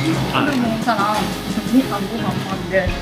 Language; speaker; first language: Korean; non-native, learner; Japanese